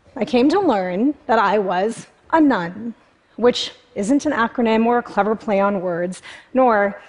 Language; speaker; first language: English; native; English